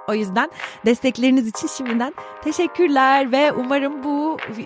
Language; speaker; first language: Turkish; native; Turkish